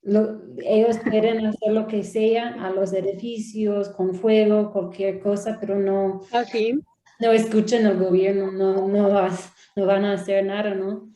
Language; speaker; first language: Spanish; non-native, learner; English